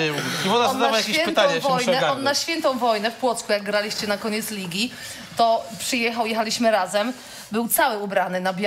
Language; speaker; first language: Polish; native; Polish